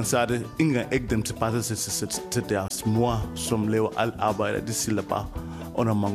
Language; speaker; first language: Danish; non-native, fluent; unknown